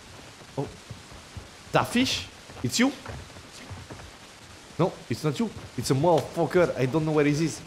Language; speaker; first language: English; non-native, learner; French